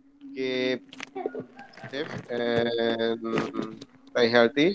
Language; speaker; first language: English; non-native, learner; Indonesian